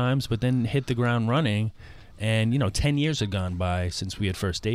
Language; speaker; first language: English; native; English